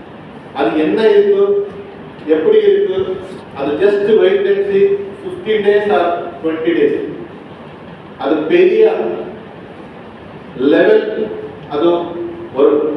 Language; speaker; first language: Tamil; non-native, learner; Kannada